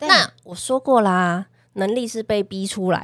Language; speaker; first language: Chinese; native; Chinese